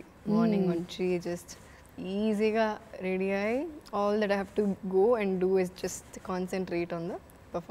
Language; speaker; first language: Telugu; non-native, fluent; Malayalam